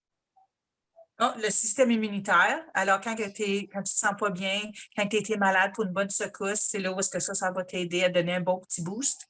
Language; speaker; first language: French; native; French